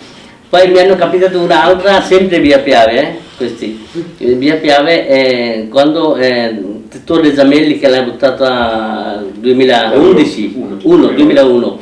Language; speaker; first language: Italian; non-native, fluent; Bangla